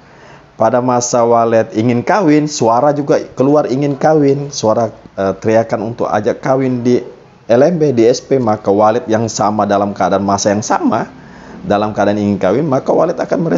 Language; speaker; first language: Indonesian; native; Indonesian